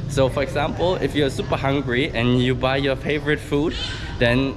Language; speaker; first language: English; non-native, fluent; German